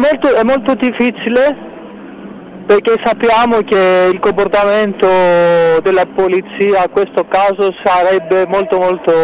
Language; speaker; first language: Italian; non-native, fluent; Greek